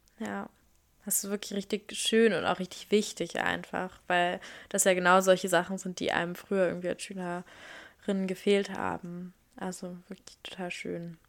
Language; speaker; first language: German; native; German